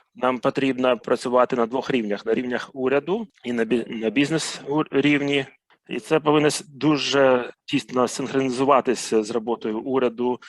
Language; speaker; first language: Ukrainian; non-native, fluent; Arabic